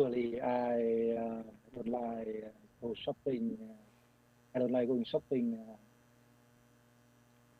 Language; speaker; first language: English; non-native, learner; Vietnamese